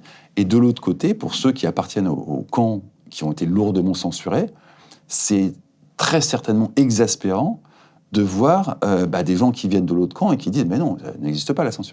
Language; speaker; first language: French; native; French